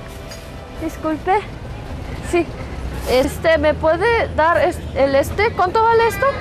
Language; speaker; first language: Spanish; non-native, learner; Korean